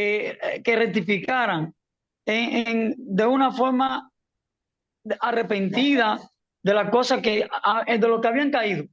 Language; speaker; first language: Spanish; native; Spanish